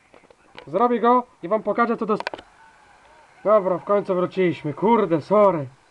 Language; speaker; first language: Polish; native; Polish